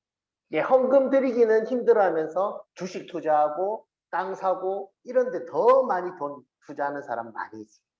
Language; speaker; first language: Korean; native; Korean